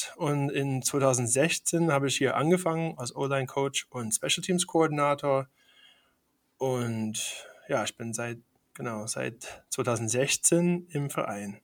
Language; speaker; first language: German; non-native, fluent; English